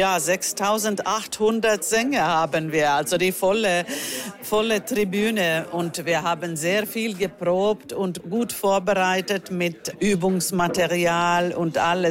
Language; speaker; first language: German; non-native, fluent; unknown